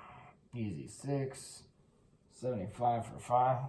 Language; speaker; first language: English; native; English